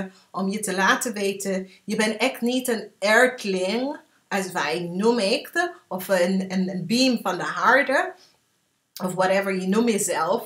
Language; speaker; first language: Dutch; early bilingual, heritage; English